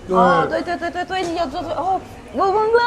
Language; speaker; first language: Chinese; non-native, learner; French